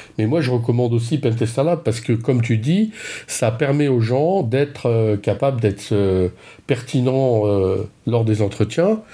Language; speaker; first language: French; native; French